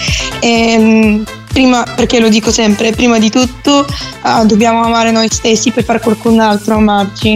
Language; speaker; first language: Italian; non-native, fluent; Bulgarian